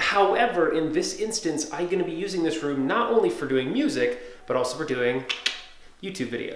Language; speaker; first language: English; native; English